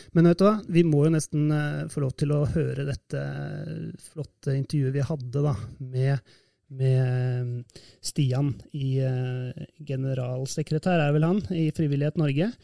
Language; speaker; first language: Norwegian; native; Norwegian